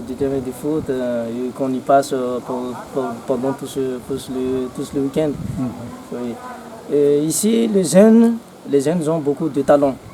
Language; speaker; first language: French; non-native, local second language; Malagasy